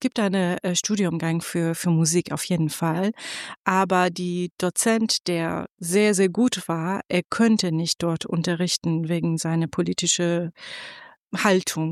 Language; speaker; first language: German; non-native, fluent; Persian